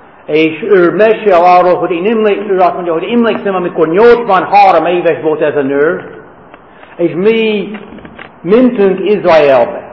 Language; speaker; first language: Hungarian; non-native, fluent; English